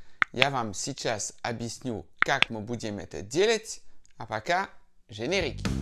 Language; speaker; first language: Russian; non-native, fluent; French